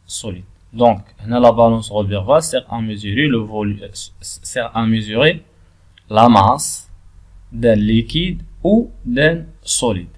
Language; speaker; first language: French; non-native, local second language; Arabic